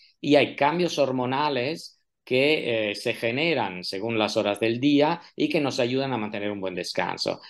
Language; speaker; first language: Spanish; non-native, fluent; Italian